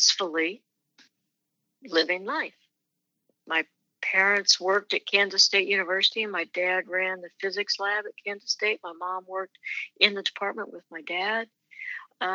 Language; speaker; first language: English; native; English